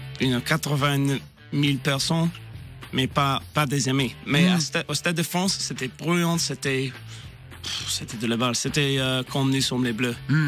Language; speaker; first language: French; non-native, learner; English